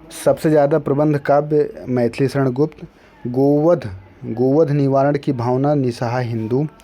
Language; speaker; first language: Hindi; native; Hindi